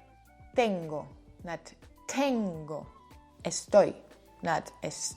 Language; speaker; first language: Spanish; non-native, fluent; English